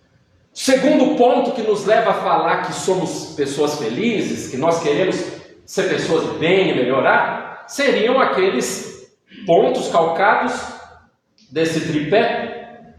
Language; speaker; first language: Portuguese; native; Portuguese